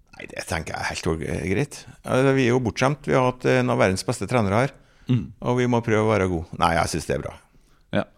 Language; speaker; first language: Norwegian; native; Norwegian